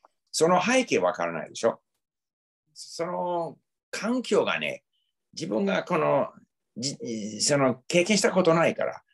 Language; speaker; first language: Japanese; non-native, fluent; English